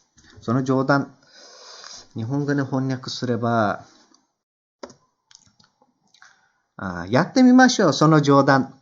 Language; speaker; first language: Japanese; non-native, fluent; Turkish